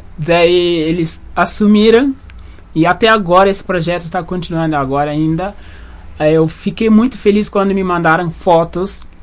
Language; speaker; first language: Portuguese; non-native, fluent; Wolof